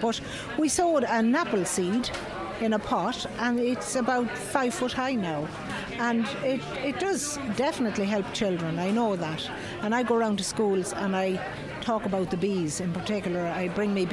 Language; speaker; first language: English; native; English